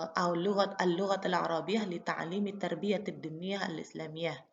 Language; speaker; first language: Arabic; non-native, fluent; Indonesian